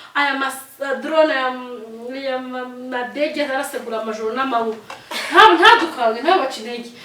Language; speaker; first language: Kinyarwanda; native; Kinyarwanda